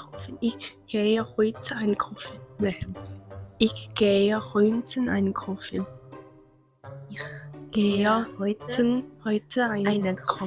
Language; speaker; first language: German; non-native, learner; Korean